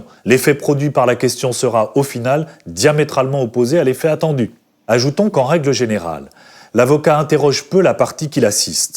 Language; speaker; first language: French; native; French